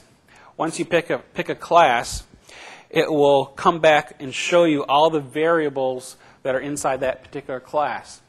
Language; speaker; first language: English; native; English